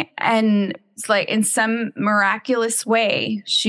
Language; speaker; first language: English; native; English